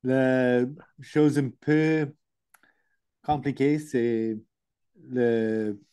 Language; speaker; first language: French; non-native, learner; English